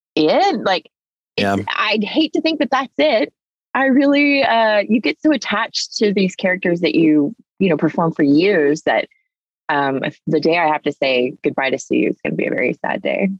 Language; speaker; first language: English; early bilingual, other home language; Spanish